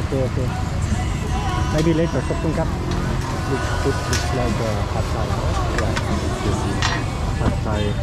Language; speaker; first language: English; non-native, fluent; German